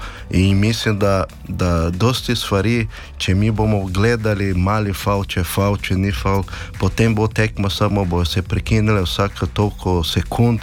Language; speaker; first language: Slovenian; non-native, learner; Portuguese